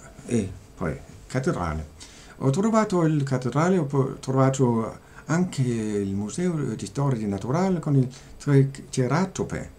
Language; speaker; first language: Italian; non-native, learner; Danish